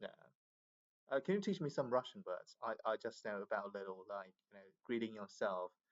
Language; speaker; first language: English; non-native, fluent; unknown